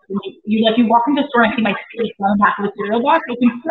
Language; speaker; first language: English; native; English